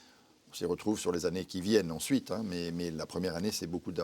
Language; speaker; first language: French; native; French